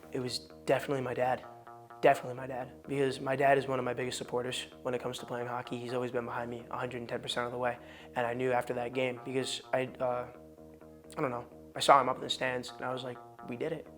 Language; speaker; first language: English; native; English